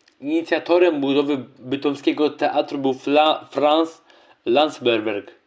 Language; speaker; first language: Polish; native; Polish